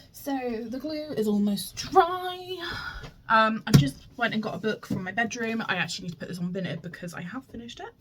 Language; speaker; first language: English; native; English